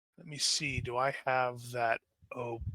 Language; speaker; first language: English; native; English